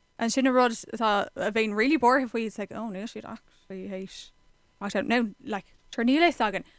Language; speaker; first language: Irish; non-native, local second language; English